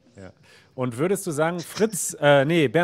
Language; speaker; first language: German; native; German